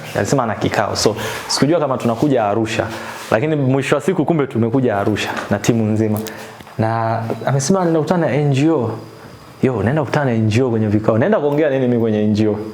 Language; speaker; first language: Swahili; native; Swahili